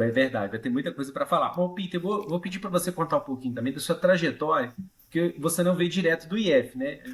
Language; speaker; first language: Portuguese; native; Portuguese